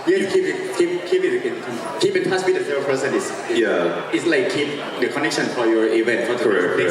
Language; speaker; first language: English; non-native, fluent; Thai